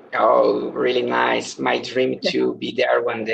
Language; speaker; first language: English; non-native, learner; Portuguese